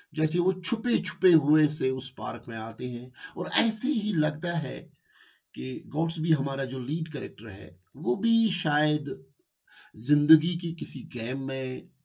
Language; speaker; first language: Urdu; non-native, local second language; Kashmiri